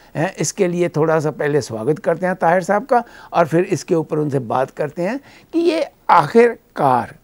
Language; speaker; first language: Hindi; native; Hindi